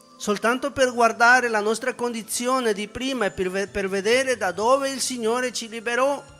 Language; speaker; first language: Italian; non-native, fluent; Spanish